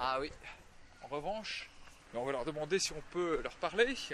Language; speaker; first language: French; native; French